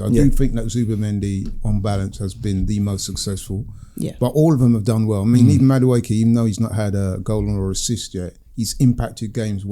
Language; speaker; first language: English; native; English